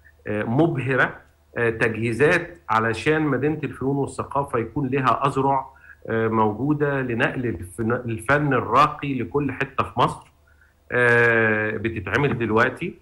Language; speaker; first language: Arabic; native; Arabic